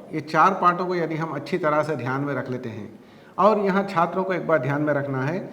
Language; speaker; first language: Hindi; non-native, local second language; Telugu